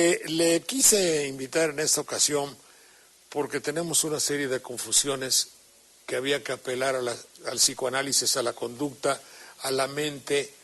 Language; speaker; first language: Spanish; native; Spanish